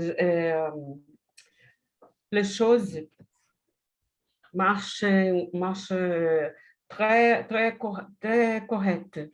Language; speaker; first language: French; non-native, learner; Portuguese